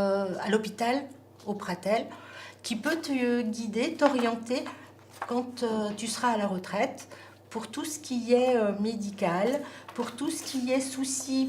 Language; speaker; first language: French; native; French